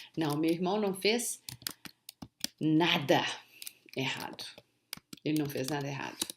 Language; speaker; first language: Portuguese; non-native, fluent; English